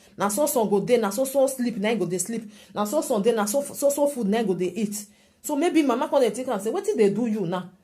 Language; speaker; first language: Nigerian Pidgin; native; Nigerian Pidgin